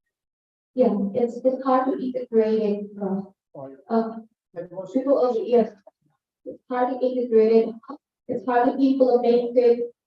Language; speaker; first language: English; non-native, learner; Indonesian